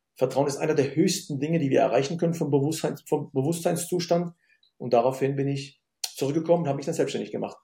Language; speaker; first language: German; early bilingual, other home language; Arabic